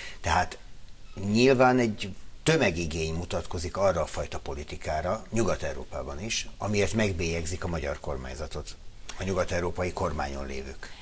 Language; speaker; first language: Hungarian; native; Hungarian